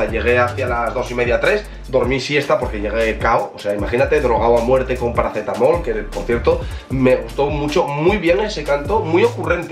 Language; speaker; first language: Spanish; native; Spanish